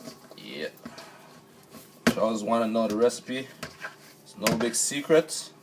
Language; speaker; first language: English; non-native, local second language; French